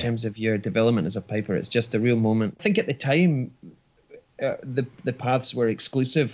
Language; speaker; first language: English; native; English